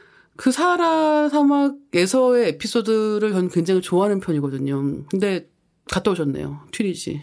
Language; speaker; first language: Korean; native; Korean